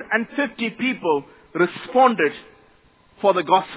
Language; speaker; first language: English; non-native, local second language; Malayalam